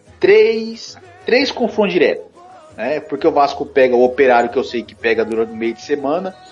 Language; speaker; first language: Portuguese; native; Portuguese